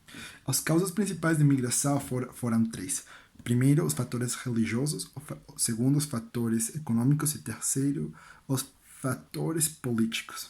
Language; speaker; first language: Portuguese; non-native, learner; Spanish